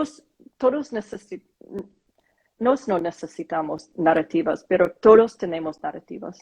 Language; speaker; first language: Spanish; non-native, fluent; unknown